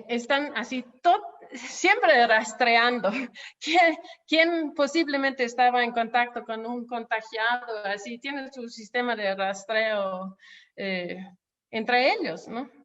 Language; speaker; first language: Spanish; non-native, fluent; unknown